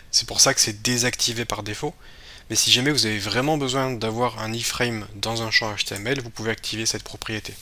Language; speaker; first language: French; native; French